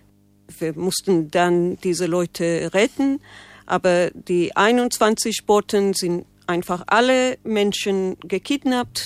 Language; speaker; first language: German; non-native, fluent; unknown